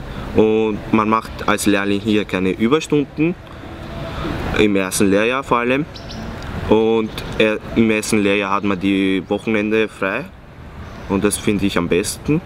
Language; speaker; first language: German; non-native, fluent; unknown